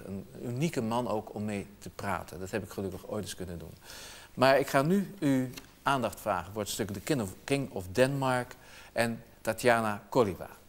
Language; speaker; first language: Dutch; native; Dutch